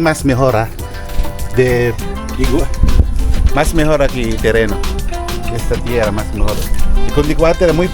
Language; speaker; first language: Spanish; non-native, learner; Filipino